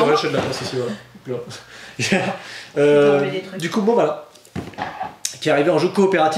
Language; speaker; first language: French; native; French